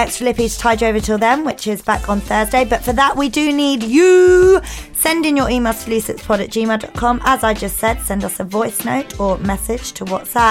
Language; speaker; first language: English; native; English